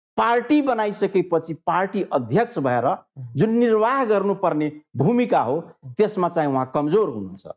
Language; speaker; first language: Nepali; non-native, local second language; Maithili